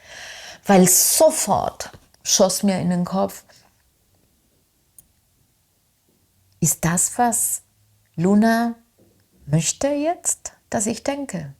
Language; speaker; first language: German; non-native, fluent; Spanish